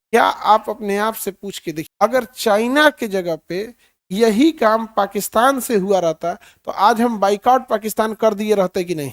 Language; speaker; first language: Hindi; native; Hindi